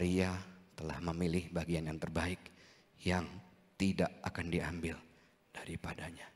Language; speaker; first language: Indonesian; native; Indonesian